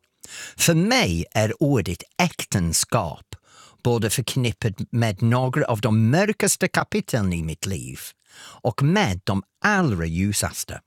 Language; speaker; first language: Swedish; non-native, fluent; English